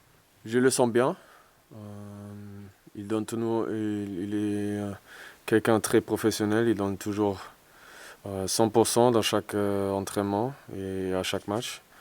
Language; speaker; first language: French; non-native, fluent; German